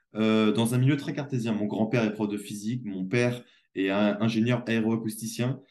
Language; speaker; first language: French; native; French